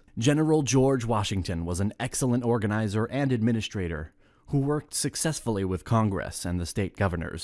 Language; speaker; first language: English; non-native, fluent; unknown